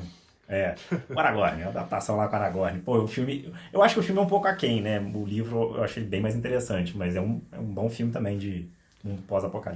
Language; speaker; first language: Portuguese; native; Portuguese